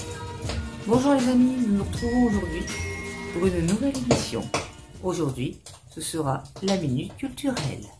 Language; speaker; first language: French; native; French